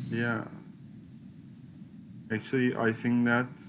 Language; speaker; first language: English; non-native, learner; Turkish